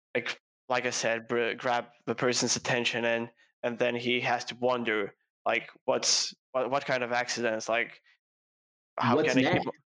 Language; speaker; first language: English; non-native, fluent; Lithuanian